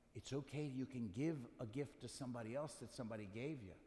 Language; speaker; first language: English; native; English